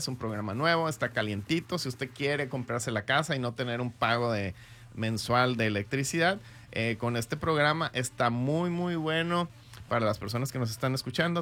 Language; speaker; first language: Spanish; native; Spanish